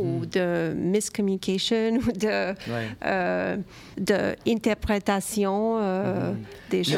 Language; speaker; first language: French; early bilingual, other home language; Romanian